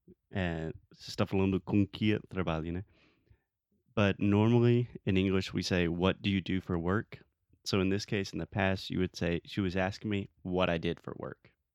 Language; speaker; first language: English; native; English